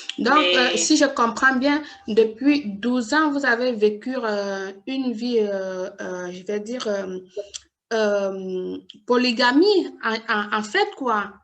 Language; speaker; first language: French; native; French